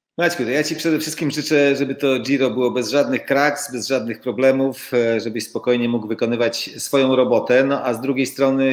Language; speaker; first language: Polish; native; Polish